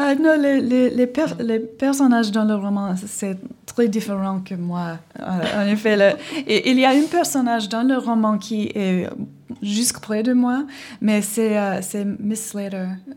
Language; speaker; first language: French; non-native, learner; English